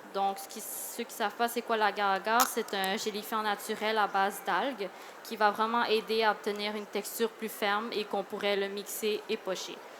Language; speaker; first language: French; early bilingual, other home language; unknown